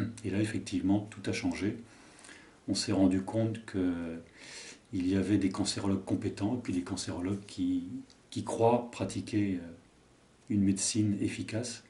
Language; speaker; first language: French; native; French